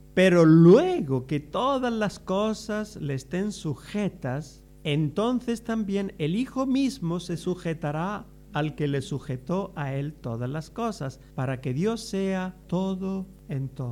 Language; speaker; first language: Spanish; native; Spanish